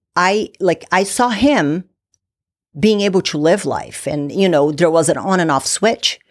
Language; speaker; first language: English; non-native, fluent; Portuguese